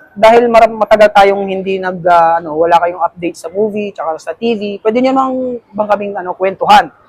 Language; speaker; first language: Filipino; native; Filipino